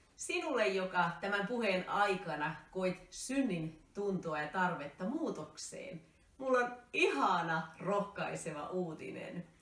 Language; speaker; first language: Finnish; native; Finnish